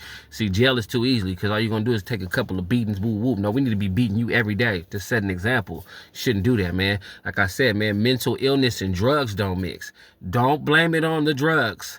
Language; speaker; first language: English; native; English